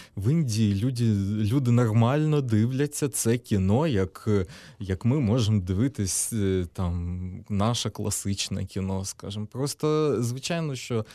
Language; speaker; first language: Ukrainian; non-native, local second language; Russian